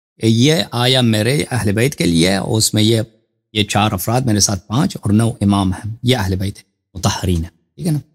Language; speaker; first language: Urdu; non-native, fluent; Persian